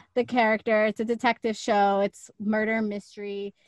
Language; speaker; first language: English; native; English